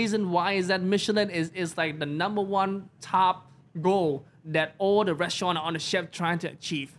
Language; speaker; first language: English; non-native, fluent; Vietnamese